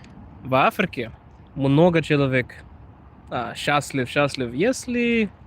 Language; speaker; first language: Russian; non-native, learner; Shona